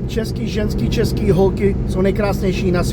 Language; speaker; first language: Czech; non-native, fluent; English